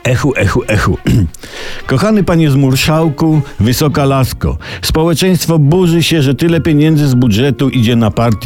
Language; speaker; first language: Polish; native; Polish